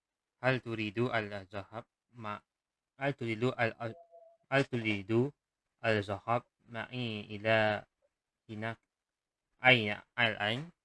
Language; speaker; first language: Arabic; non-native, learner; Malay